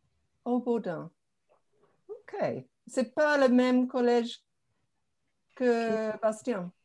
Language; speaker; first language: French; non-native, fluent; English